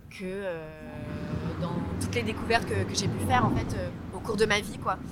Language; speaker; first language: French; early bilingual, other home language; Vietnamese